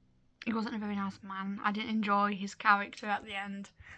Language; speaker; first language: English; native; English